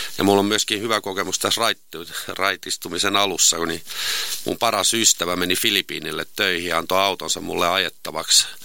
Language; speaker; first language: Finnish; non-native, local second language; Swedish